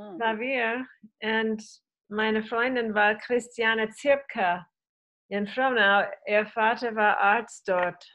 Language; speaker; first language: German; non-native, fluent; English